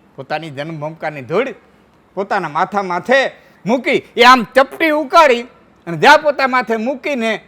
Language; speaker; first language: Gujarati; non-native, local second language; Kachhi